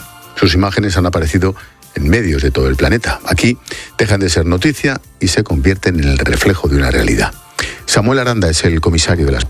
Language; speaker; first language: Spanish; native; Spanish